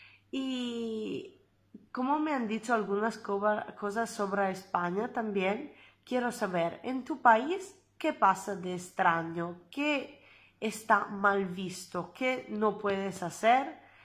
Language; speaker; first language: Spanish; non-native, fluent; Italian